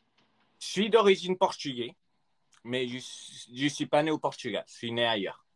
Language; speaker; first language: French; early bilingual, other home language; Spanish